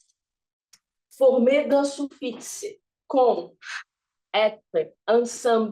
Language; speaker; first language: French; non-native, fluent; Portuguese